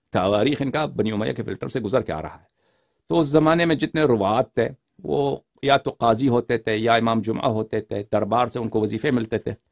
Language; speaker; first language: Urdu; non-native, fluent; Persian